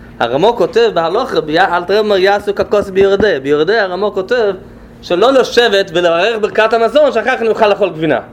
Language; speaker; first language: Hebrew; non-native, fluent; English